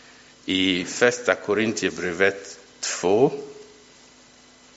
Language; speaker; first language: Swedish; non-native, fluent; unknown